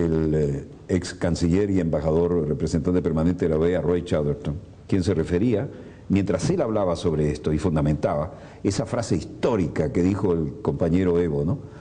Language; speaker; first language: Spanish; native; Spanish